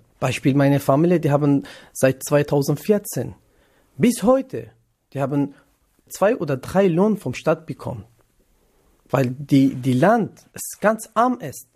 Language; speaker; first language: German; non-native, learner; Kurdish